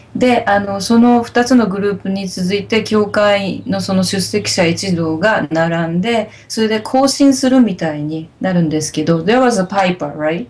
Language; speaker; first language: Japanese; native; Japanese